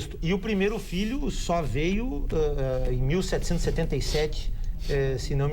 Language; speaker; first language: Portuguese; native; Portuguese